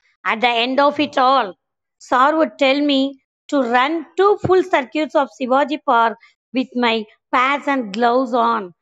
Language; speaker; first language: English; non-native, local second language; Tamil